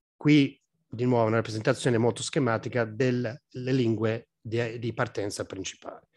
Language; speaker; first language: Italian; non-native, fluent; English